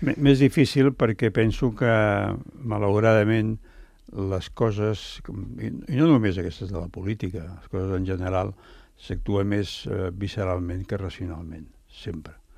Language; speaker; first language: Catalan; native; Catalan